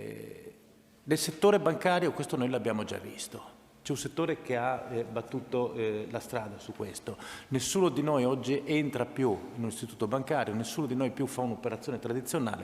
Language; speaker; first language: Italian; native; Italian